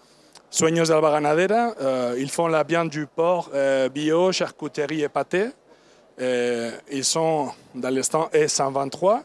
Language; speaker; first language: French; non-native, learner; Spanish